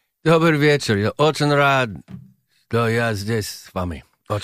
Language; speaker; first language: Russian; non-native, learner; English